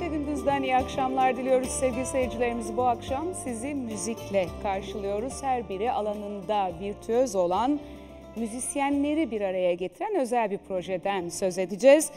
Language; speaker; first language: Turkish; native; Turkish